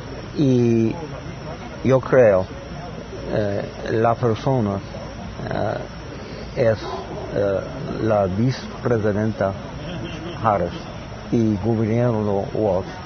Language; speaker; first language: Spanish; non-native, learner; English